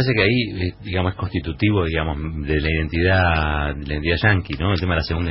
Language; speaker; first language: Spanish; native; Spanish